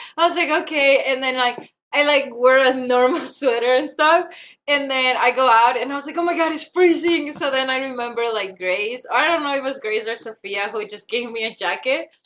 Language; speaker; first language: English; non-native, fluent; Spanish